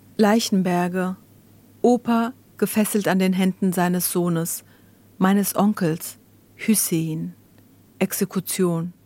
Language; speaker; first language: German; early bilingual, other home language; Zaza